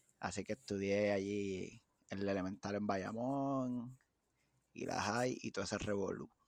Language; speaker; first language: Spanish; native; Spanish